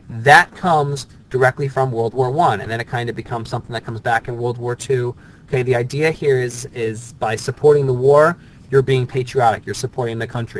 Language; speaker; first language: English; native; English